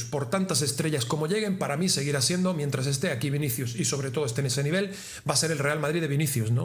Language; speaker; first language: Spanish; native; Spanish